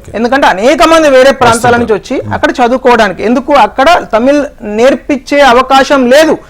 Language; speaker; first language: Telugu; native; Telugu